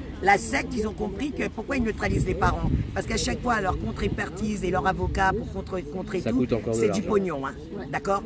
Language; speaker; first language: French; native; French